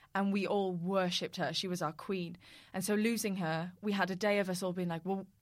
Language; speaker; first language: English; native; English